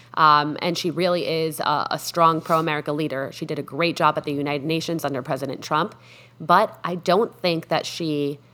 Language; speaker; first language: English; non-native, fluent; Spanish